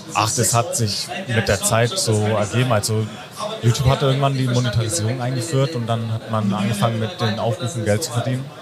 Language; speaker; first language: German; native; German